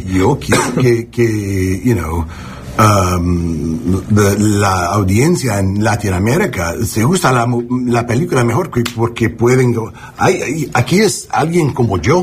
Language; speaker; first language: Spanish; early bilingual, heritage; Spanish